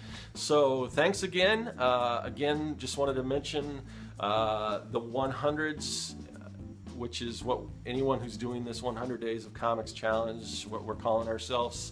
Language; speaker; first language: English; native; English